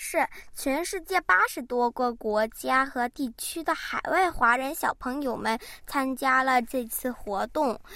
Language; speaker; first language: Chinese; early bilingual, heritage; Chinese